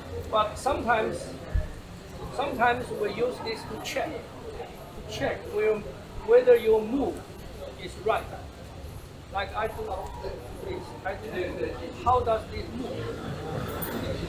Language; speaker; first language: English; non-native, learner; Chinese